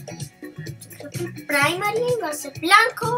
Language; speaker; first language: Spanish; early bilingual, heritage; Spanish